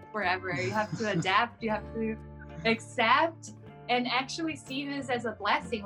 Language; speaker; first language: English; non-native, fluent; Portuguese